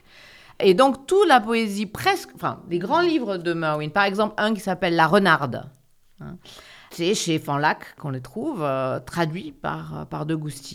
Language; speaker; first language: French; native; French